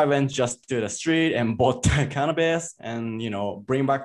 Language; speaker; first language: English; non-native, fluent; Japanese